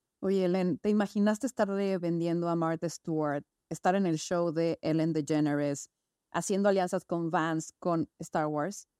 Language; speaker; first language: Spanish; native; Spanish